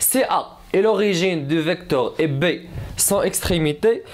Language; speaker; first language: French; non-native, local second language; Arabic